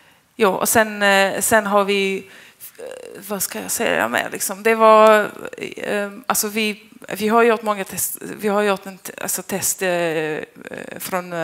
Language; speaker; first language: Swedish; non-native, fluent; Polish